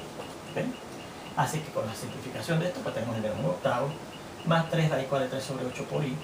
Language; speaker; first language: Spanish; native; Spanish